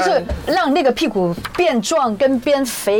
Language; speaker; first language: Chinese; native; Chinese